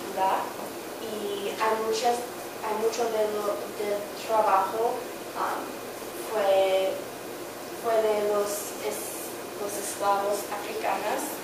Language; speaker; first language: Spanish; non-native, learner; English